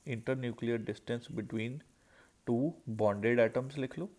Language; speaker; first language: English; non-native, local second language; Punjabi